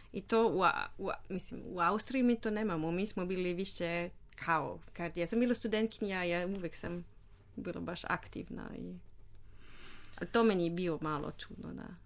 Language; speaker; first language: Croatian; non-native, learner; German